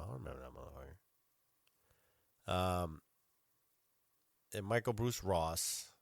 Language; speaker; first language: English; native; English